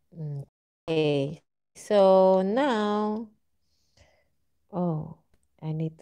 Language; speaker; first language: English; non-native, learner; Filipino